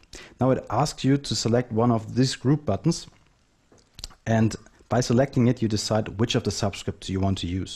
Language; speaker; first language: English; non-native, fluent; German